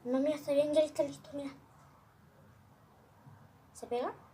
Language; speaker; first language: Spanish; native; Spanish